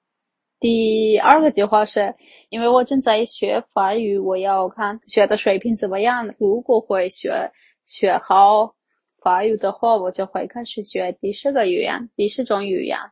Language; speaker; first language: Chinese; non-native, fluent; Armenian